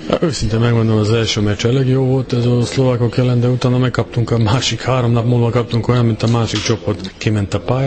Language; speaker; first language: Hungarian; non-native, fluent; Serbian